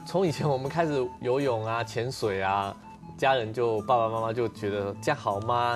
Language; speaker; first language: Chinese; native; Chinese